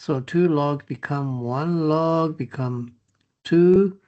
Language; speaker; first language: English; non-native, fluent; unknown